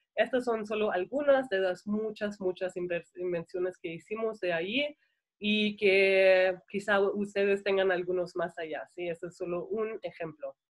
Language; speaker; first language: Spanish; non-native, fluent; German